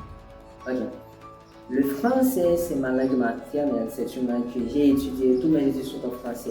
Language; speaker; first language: French; non-native, local second language; Haitian Creole